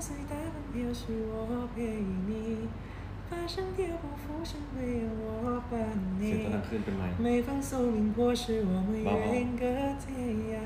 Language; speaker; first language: Chinese; non-native, learner; Thai